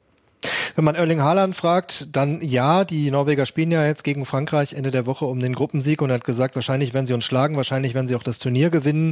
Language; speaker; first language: German; native; German